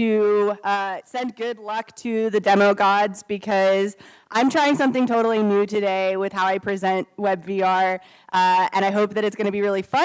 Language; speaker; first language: English; native; English